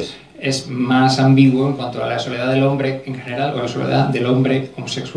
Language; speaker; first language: Spanish; native; Spanish